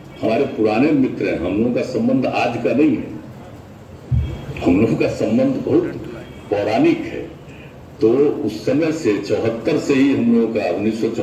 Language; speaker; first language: Hindi; native; Hindi